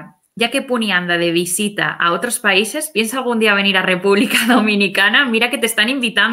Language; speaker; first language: Spanish; native; Spanish